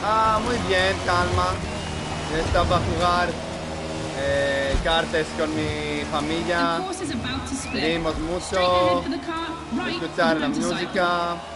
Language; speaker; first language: Spanish; non-native, learner; English